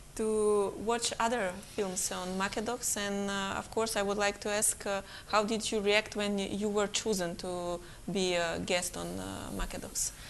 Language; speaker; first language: English; non-native, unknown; Macedonian